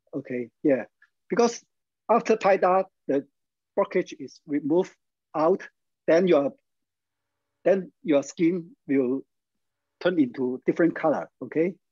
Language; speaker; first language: English; non-native, learner; Chinese